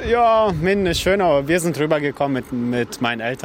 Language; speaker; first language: German; early bilingual, other home language; Russian